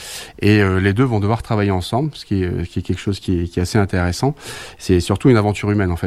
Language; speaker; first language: French; native; French